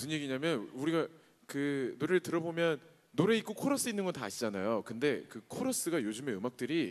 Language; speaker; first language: Korean; native; Korean